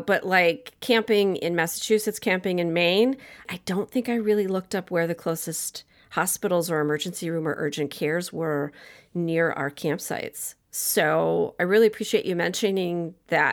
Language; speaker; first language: English; native; English